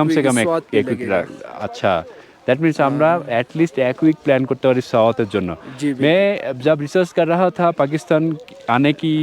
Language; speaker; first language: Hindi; non-native, learner; Bangla